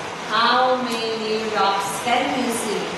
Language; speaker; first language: English; non-native, fluent; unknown